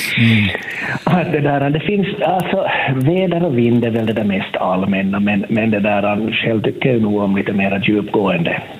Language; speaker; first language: Swedish; native; Swedish